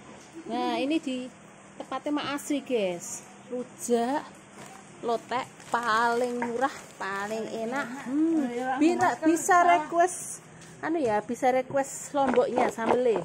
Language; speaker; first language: Indonesian; non-native, local second language; Javanese